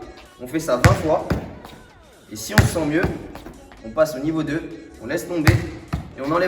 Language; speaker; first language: French; native; French